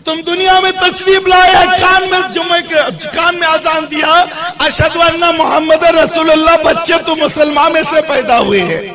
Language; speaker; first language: Hindi; non-native, local second language; Bangla